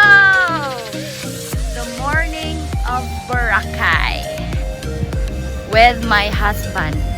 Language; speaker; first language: English; non-native, local second language; Cebuano